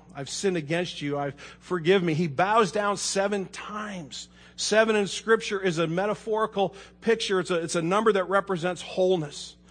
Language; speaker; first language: English; native; English